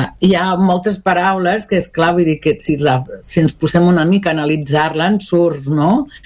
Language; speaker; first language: Catalan; non-native, local second language; Spanish